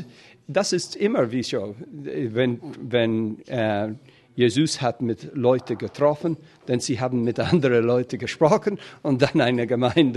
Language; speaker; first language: German; non-native, fluent; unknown